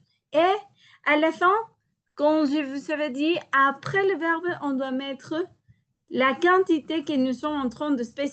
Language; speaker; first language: French; non-native, learner; Spanish